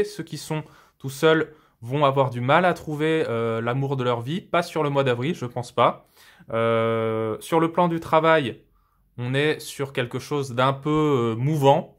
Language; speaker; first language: French; native; French